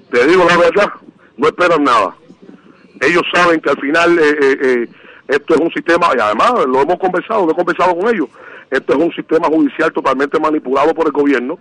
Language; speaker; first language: Spanish; native; Spanish